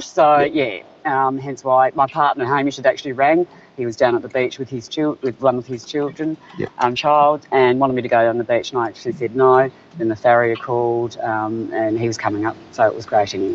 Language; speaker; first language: English; native; English